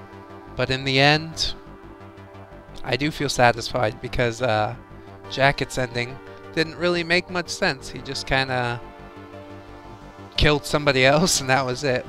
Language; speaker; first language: English; native; English